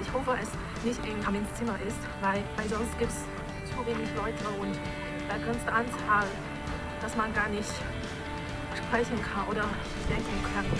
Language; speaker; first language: German; non-native, fluent; Chinese